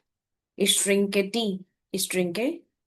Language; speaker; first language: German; non-native, fluent; Gujarati